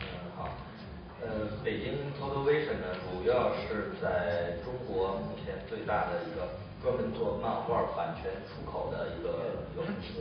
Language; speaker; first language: Chinese; native; Chinese